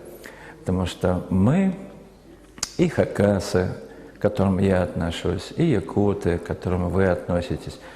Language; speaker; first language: Russian; native; Russian